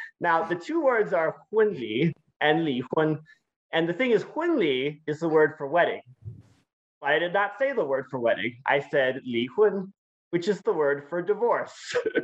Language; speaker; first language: English; native; English